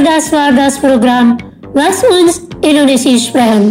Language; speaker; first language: German; non-native, fluent; Indonesian